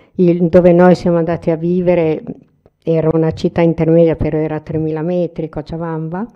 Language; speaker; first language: Italian; native; Italian